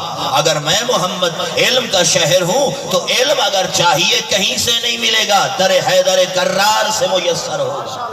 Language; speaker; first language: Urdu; non-native, local second language; Punjabi